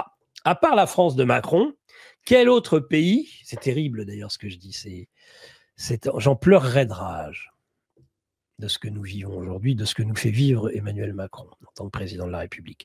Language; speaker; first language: French; native; French